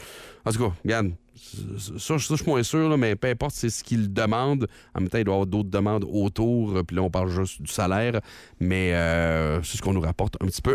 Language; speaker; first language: French; native; French